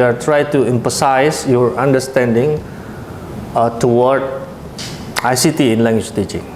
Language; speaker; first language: English; non-native, fluent; Indonesian